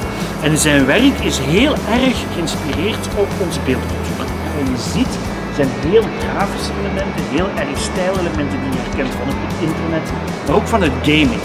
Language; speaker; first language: Dutch; native; Dutch